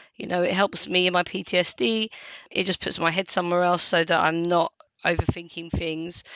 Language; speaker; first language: English; native; English